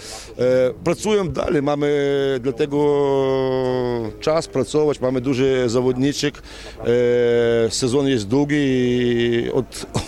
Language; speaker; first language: Polish; non-native, learner; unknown